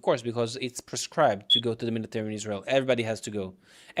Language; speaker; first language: English; native; English